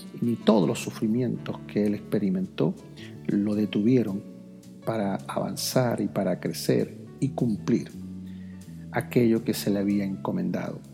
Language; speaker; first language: Spanish; native; Spanish